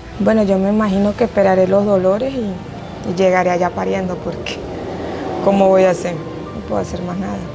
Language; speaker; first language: Spanish; native; Spanish